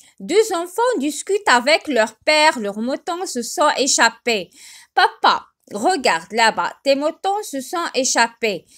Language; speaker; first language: French; non-native, local second language; Arabic